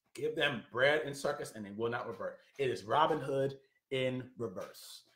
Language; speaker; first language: English; native; English